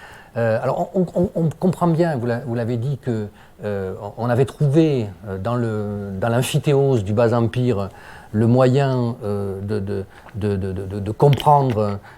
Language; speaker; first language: French; native; French